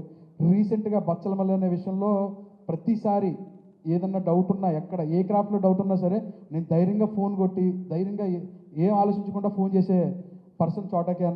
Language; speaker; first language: Telugu; native; Telugu